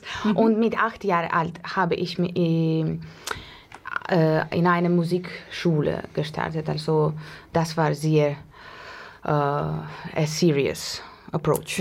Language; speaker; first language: German; non-native, fluent; Russian